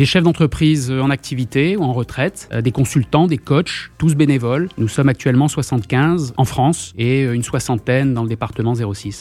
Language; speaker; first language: French; native; French